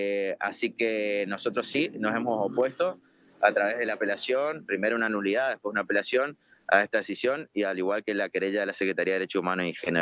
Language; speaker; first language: Spanish; native; Spanish